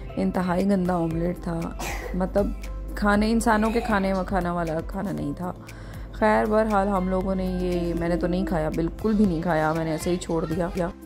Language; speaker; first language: Urdu; native; Urdu